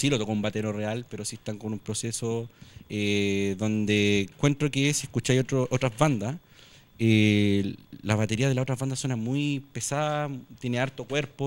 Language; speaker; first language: Spanish; native; Spanish